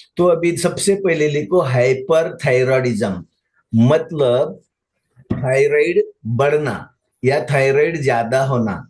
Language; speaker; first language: Hindi; non-native, local second language; Marathi